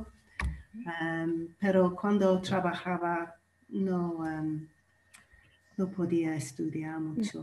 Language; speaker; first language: Spanish; non-native, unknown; English